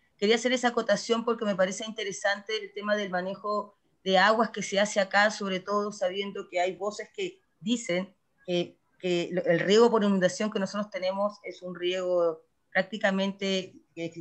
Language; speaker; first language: Spanish; native; Spanish